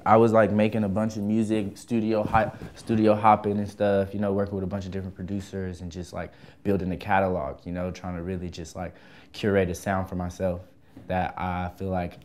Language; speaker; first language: English; native; English